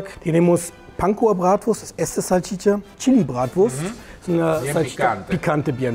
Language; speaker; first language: Spanish; non-native, learner; German